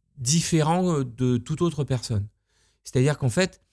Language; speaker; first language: French; native; French